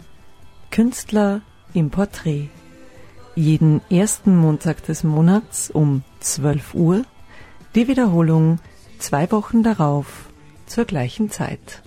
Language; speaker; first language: German; native; German